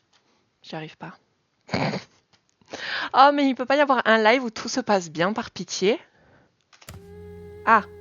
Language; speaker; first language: French; native; French